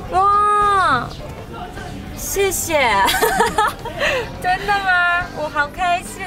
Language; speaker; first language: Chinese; non-native, learner; Japanese